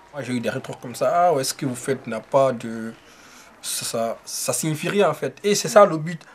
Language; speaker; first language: French; non-native, local second language; Susu